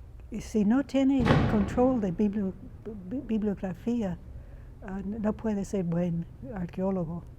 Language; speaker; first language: Spanish; non-native, fluent; English